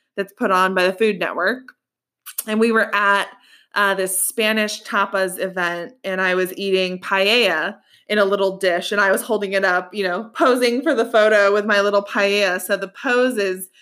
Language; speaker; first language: English; native; English